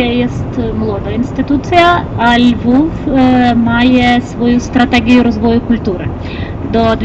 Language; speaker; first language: Polish; non-native, learner; Ukrainian